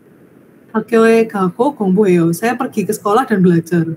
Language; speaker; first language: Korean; non-native, learner; Indonesian